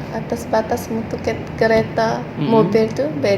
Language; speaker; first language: Indonesian; non-native, learner; Malay